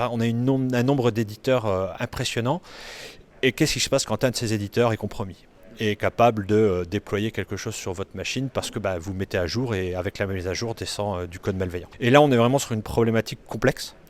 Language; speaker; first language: French; native; French